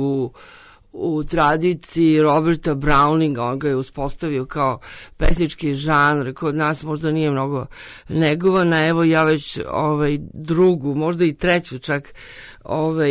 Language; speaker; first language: Serbian; native; Serbian